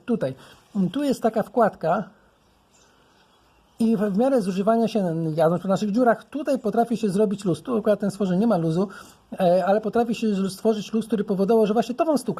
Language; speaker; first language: Polish; native; Polish